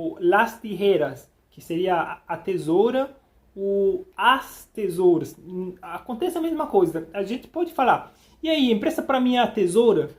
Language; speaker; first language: Portuguese; non-native, fluent; Spanish